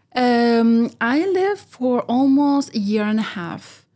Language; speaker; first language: English; early bilingual, other home language; Arabic